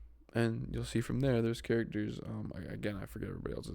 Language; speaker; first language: English; native; English